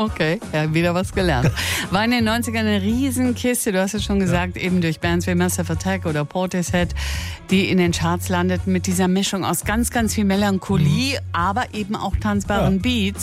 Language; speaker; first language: German; native; German